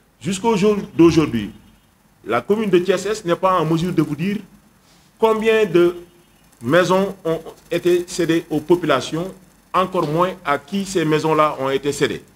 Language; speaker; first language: French; non-native, local second language; Wolof